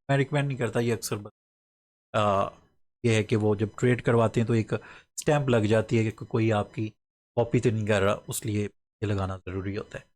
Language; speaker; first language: Urdu; non-native, local second language; Punjabi